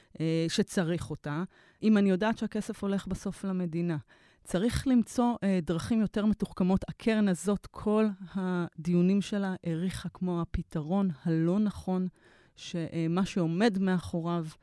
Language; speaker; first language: Hebrew; native; Hebrew